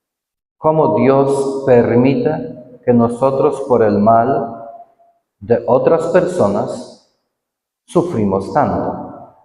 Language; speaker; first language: Spanish; non-native, fluent; Polish